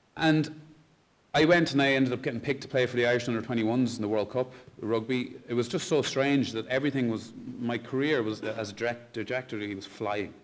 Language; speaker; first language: English; native; English